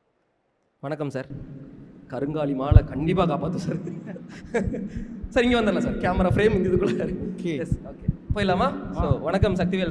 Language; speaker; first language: Tamil; native; Tamil